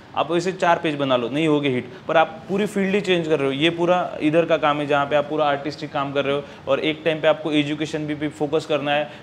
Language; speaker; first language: Hindi; non-native, local second language; Marathi